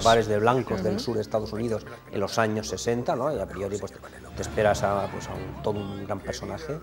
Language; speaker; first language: Spanish; native; Spanish